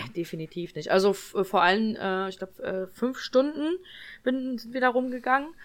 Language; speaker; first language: German; early bilingual, other home language; Polish